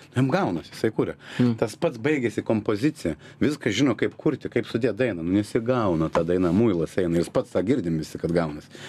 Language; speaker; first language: Lithuanian; native; Lithuanian